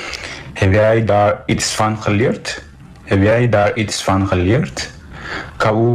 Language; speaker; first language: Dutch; non-native, fluent; Tigrinya